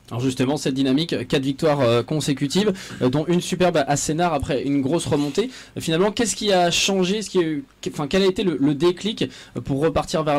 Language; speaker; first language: French; native; French